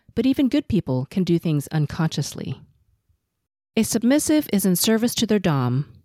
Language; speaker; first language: English; early bilingual, other home language; Cantonese